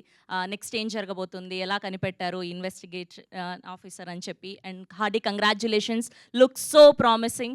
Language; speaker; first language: Telugu; native; Telugu